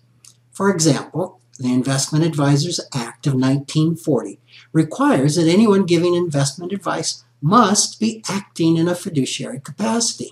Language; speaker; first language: English; native; English